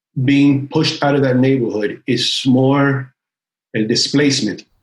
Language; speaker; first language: Spanish; early bilingual, heritage; Spanish